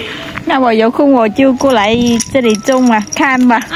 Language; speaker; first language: Chinese; non-native, learner; Vietnamese